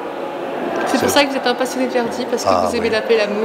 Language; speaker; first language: French; native; French